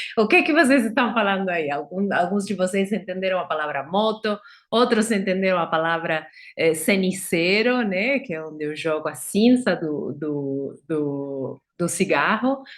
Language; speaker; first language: Portuguese; non-native, fluent; Spanish